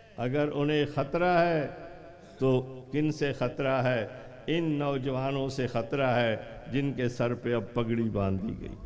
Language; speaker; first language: Urdu; non-native, local second language; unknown